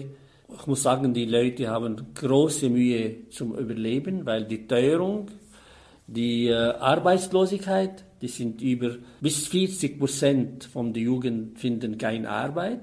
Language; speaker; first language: German; non-native, fluent; Arabic